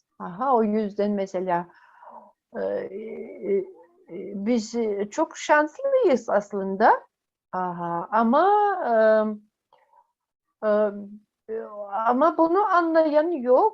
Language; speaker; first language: Turkish; non-native, fluent; Yakut